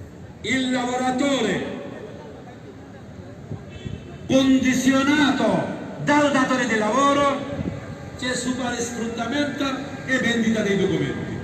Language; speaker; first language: Italian; non-native, fluent; Bangla